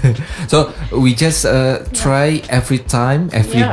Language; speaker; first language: English; non-native, learner; Indonesian